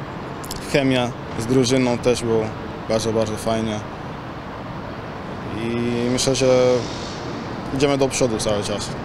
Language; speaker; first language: Polish; non-native, fluent; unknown